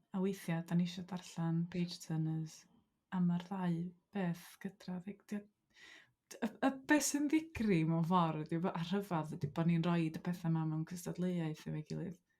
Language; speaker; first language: Welsh; native; Welsh